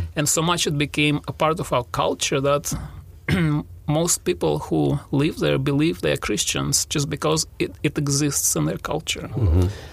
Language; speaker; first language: English; non-native, fluent; Russian